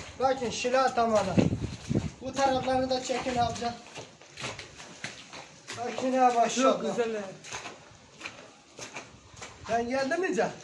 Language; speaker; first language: Turkish; non-native, learner; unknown